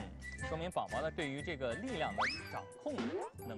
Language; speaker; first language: Chinese; native; Chinese